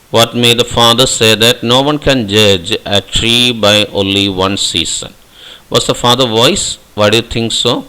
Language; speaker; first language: English; non-native, local second language; Malayalam